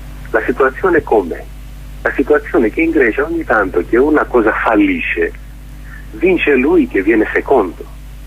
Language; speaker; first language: Italian; non-native, fluent; Greek